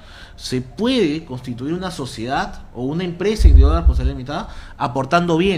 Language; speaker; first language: Spanish; native; Spanish